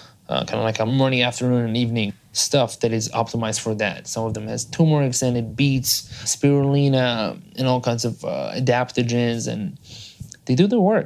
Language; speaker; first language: English; non-native, fluent; Hebrew